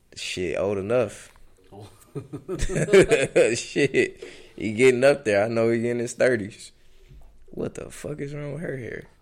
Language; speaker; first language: English; native; English